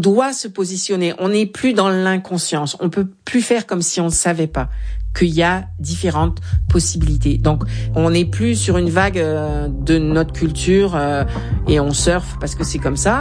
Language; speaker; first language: French; native; French